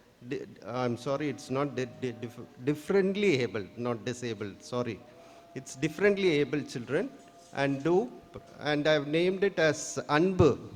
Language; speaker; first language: English; non-native, local second language; Malayalam